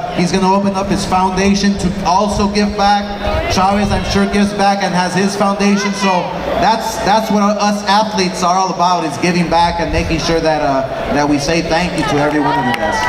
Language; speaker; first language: English; early bilingual, other home language; Spanish